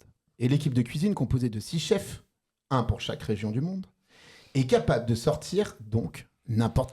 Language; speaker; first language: French; native; French